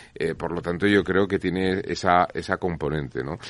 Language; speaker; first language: Spanish; non-native, local second language; Catalan